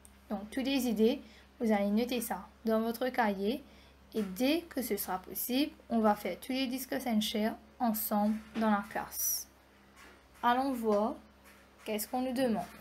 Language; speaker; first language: French; non-native, local second language; Morisyen